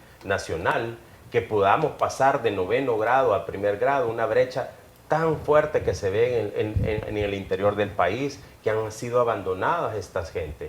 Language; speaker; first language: Spanish; native; Spanish